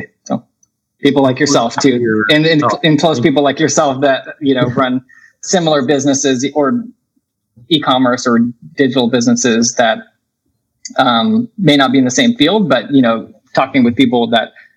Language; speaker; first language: English; native; English